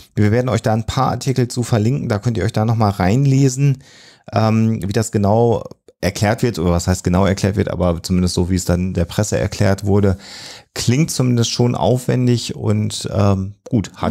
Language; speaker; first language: German; native; German